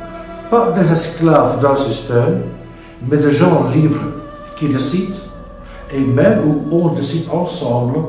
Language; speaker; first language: French; non-native, local second language; Dutch